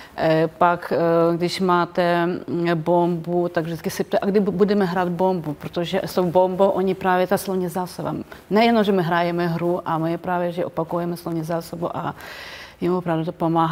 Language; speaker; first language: Czech; non-native, fluent; Ukrainian